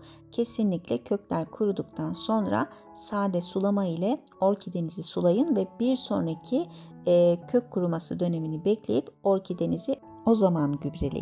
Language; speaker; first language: Turkish; native; Turkish